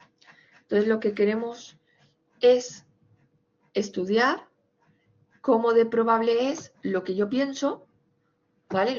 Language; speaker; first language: Spanish; native; Spanish